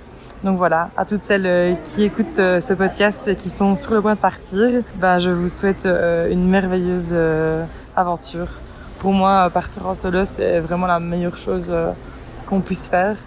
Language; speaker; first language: French; native; French